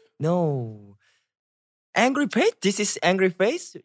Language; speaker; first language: English; non-native, learner; Korean